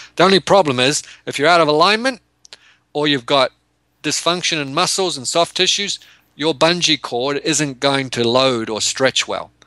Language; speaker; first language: English; native; English